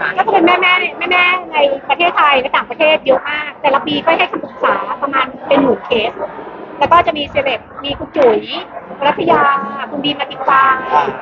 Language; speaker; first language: Thai; native; Thai